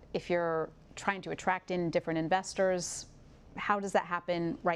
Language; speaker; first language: English; native; English